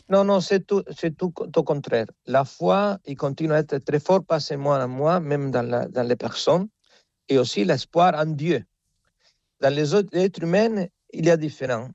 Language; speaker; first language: French; non-native, fluent; Spanish